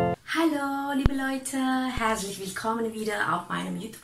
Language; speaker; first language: German; non-native, fluent; Indonesian